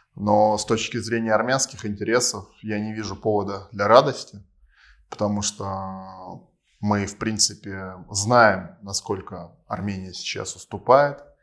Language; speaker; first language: Russian; non-native, local second language; Armenian